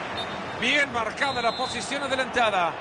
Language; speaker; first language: Spanish; native; Spanish